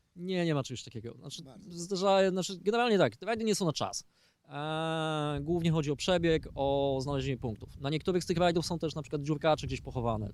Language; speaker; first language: Polish; native; Polish